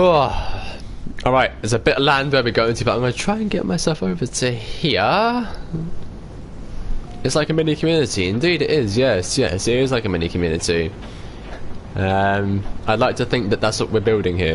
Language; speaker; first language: English; native; English